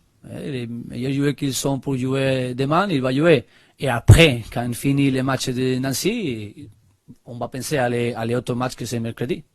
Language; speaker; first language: French; non-native, learner; Spanish